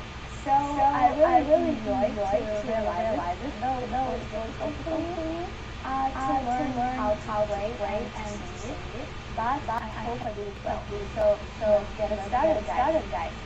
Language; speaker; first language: English; non-native, learner; Ukrainian